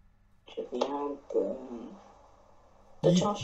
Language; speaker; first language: French; non-native, learner; Chinese